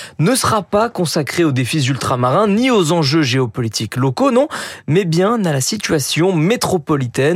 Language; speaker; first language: French; native; French